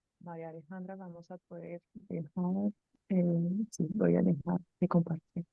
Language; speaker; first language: Spanish; non-native, fluent; French